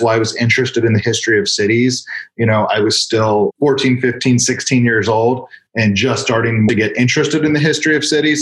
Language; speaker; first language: English; native; English